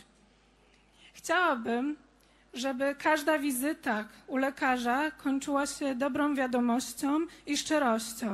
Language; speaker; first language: Polish; native; Polish